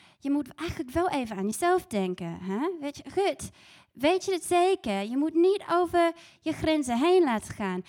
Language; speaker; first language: Dutch; non-native, fluent; English